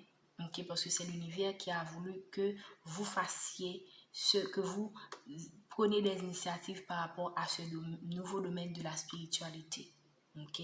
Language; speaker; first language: French; native; French